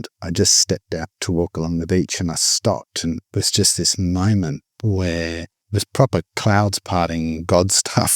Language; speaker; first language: English; native; English